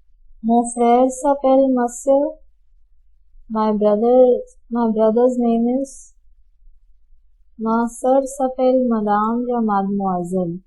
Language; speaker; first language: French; non-native, fluent; Hindi